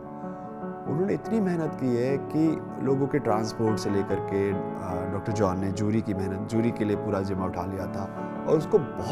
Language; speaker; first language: Hindi; native; Hindi